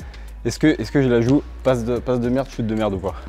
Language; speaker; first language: French; native; French